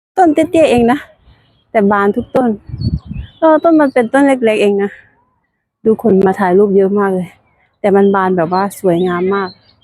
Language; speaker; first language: Thai; native; Thai